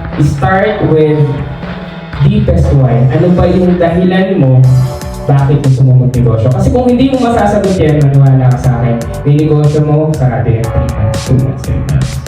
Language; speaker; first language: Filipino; non-native, local second language; Bikol